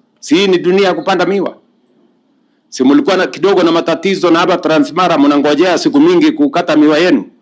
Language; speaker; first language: Swahili; native; Swahili